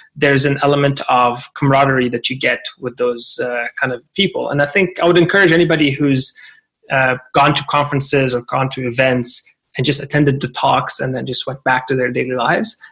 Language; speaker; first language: English; non-native, fluent; Arabic